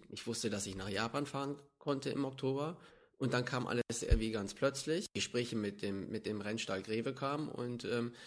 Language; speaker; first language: German; native; German